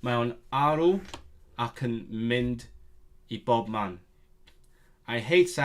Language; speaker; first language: Welsh; non-native, learner; Cantonese